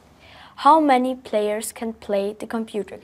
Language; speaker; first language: English; non-native, learner; German